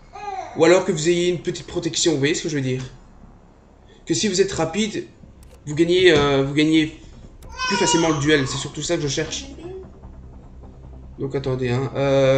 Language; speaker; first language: French; native; French